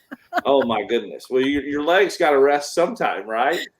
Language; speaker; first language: English; native; English